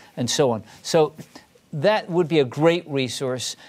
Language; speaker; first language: English; native; English